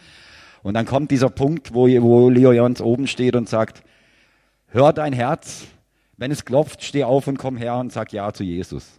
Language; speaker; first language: German; native; German